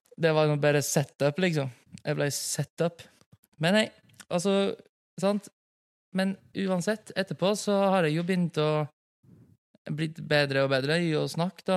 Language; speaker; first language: Norwegian; non-native, fluent; Polish